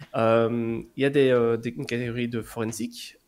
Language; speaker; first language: French; native; French